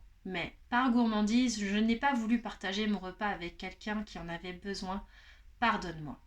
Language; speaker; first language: French; native; French